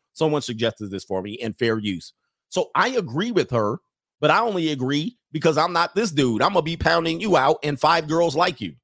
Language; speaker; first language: English; native; English